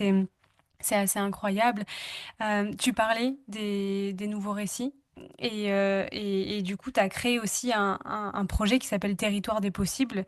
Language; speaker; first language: French; native; French